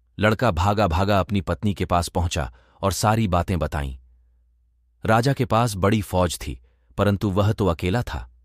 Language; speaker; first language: Hindi; non-native, local second language; Gujarati